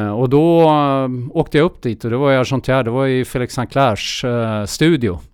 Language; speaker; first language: Swedish; early bilingual, heritage; Swedish